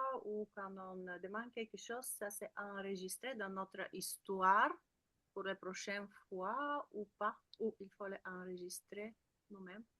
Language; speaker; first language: French; non-native, learner; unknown